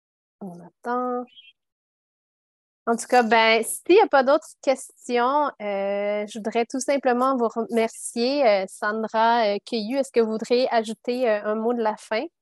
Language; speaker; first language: French; native; French